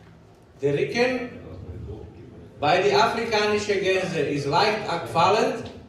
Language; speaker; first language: German; non-native, learner; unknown